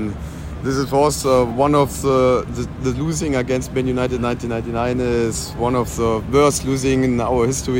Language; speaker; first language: English; non-native, learner; German